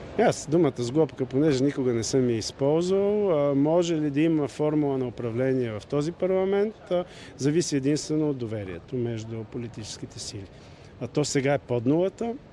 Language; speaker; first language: Bulgarian; native; Bulgarian